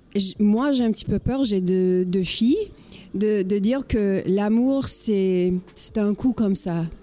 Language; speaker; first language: French; non-native, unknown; English